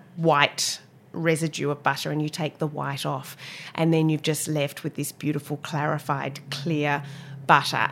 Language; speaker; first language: English; native; English